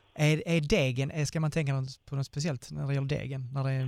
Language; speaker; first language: Swedish; native; Swedish